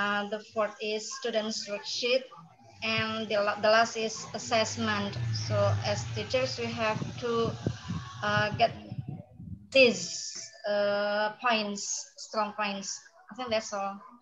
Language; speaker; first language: English; non-native, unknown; Indonesian